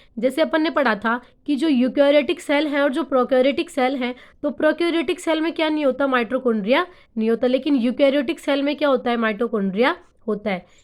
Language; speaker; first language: Hindi; native; Hindi